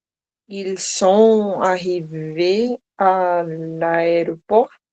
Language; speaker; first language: French; non-native, learner; Portuguese